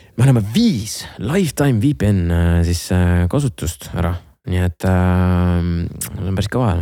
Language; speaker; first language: Estonian; non-native, local second language; Russian